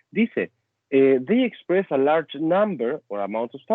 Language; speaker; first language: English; non-native, fluent; Spanish